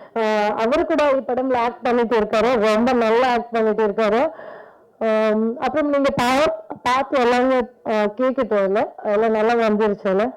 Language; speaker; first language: Tamil; non-native, learner; Kannada